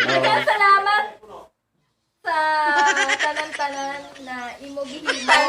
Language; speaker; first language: Cebuano; non-native, learner; Filipino